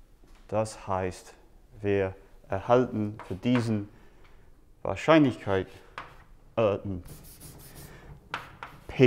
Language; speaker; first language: German; non-native, fluent; English